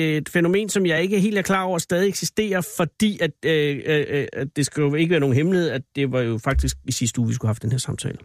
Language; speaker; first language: Danish; native; Danish